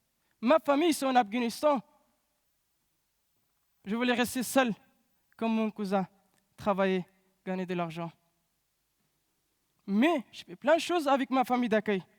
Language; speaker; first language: French; non-native, learner; Pashto